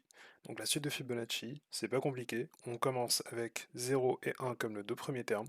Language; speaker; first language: French; native; French